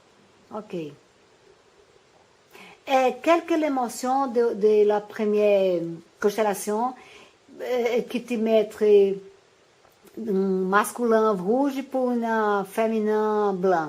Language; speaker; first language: French; non-native, learner; Portuguese